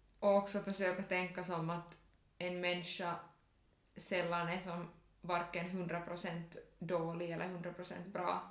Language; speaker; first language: Swedish; native; Swedish